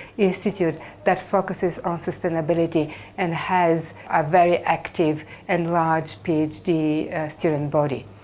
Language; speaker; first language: English; non-native, fluent; Bulgarian